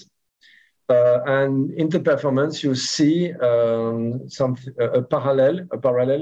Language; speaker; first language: English; non-native, learner; French